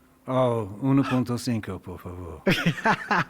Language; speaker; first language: Spanish; non-native, learner; English